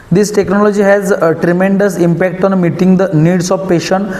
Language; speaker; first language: English; non-native, local second language; Marathi